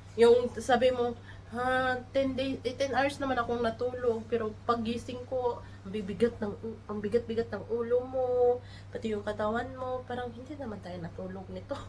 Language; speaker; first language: Filipino; non-native, local second language; Cebuano